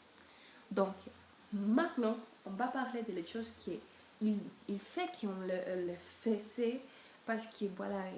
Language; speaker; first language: French; non-native, learner; Spanish